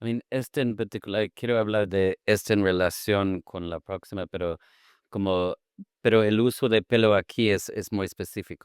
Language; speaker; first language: Spanish; non-native, fluent; English